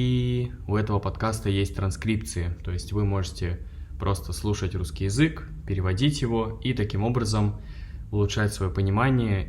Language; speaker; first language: Russian; native; Russian